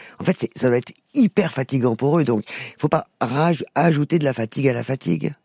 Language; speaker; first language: French; native; French